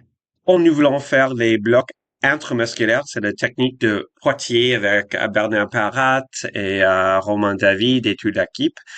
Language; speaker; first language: French; non-native, fluent; English